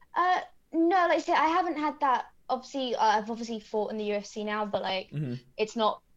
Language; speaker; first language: English; native; English